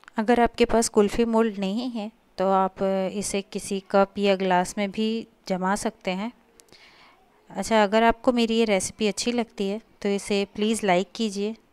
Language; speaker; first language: Hindi; native; Hindi